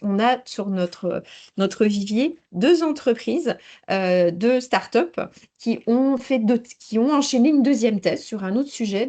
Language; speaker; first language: French; native; French